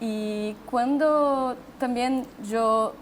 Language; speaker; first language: Spanish; non-native, fluent; Portuguese